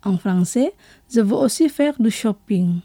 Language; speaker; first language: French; non-native, local second language; Indonesian